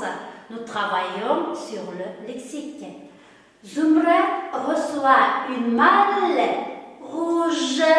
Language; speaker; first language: French; non-native, learner; Uzbek